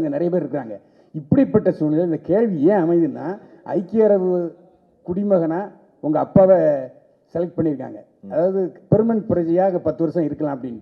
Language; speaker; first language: Tamil; native; Tamil